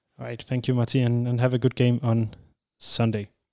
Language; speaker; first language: English; non-native, fluent; Danish